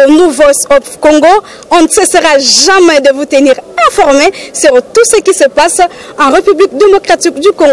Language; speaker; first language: French; non-native, local second language; Lingala